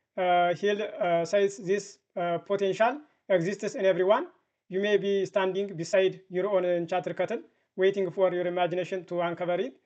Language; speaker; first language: English; non-native, fluent; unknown